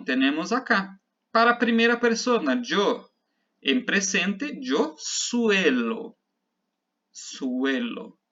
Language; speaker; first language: Spanish; non-native, fluent; Portuguese